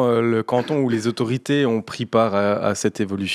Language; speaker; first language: French; native; French